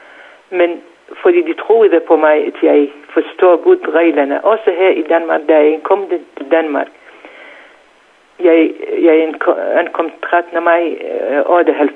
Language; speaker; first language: Danish; non-native, learner; Central Kurdish